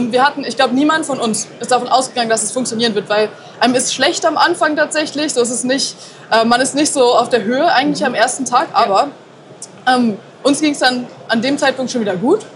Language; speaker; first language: German; native; German